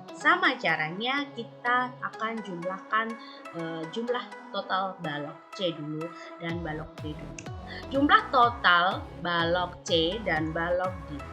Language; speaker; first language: Indonesian; native; Indonesian